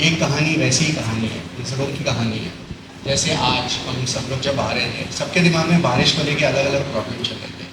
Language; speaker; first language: Hindi; native; Hindi